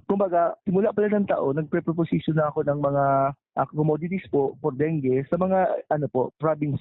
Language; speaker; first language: Filipino; non-native, local second language; Bikol